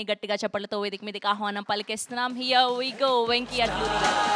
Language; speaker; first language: Telugu; native; Telugu